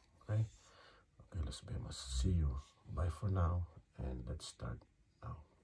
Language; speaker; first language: English; non-native, local second language; Filipino